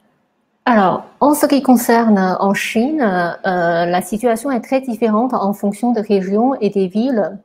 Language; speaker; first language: French; non-native, fluent; Chinese